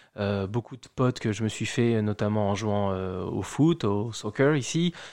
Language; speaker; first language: French; native; French